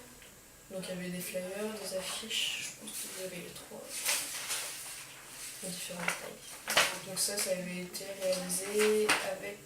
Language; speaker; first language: French; native; French